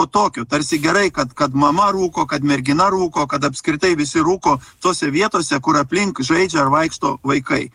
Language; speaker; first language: Lithuanian; native; Lithuanian